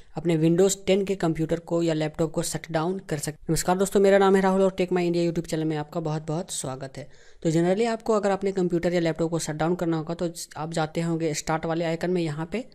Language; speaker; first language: Hindi; native; Hindi